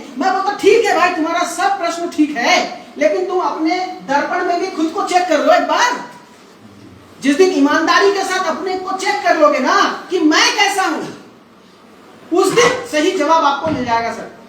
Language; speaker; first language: Hindi; non-native, local second language; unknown